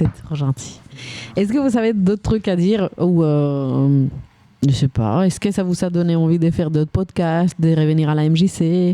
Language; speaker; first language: French; native; French